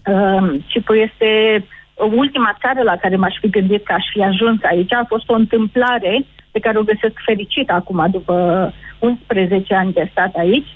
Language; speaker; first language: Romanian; native; Romanian